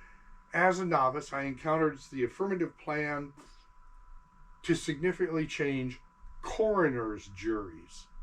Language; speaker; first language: English; native; English